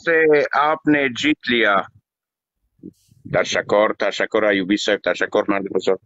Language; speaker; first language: Hindi; non-native, learner; Persian